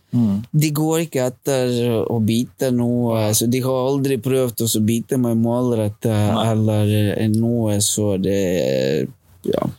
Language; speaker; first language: Norwegian; non-native, fluent; Latvian